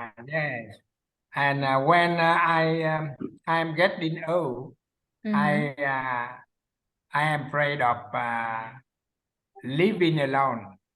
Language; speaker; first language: English; non-native, learner; Vietnamese